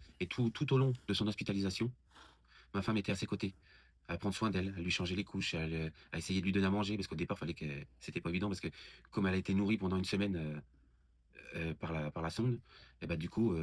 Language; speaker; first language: French; native; French